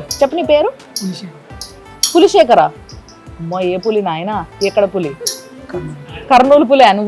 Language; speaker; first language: Telugu; native; Telugu